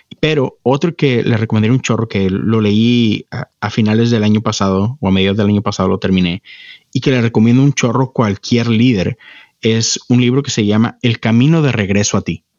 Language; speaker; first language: Spanish; native; Spanish